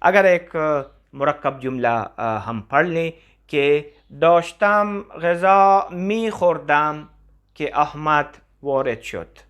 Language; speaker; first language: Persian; non-native, fluent; Urdu